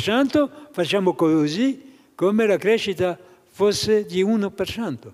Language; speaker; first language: Italian; non-native, fluent; French